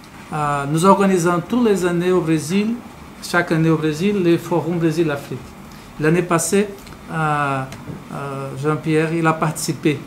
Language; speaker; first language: French; non-native, learner; Portuguese